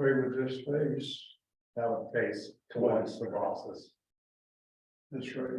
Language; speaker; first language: English; native; English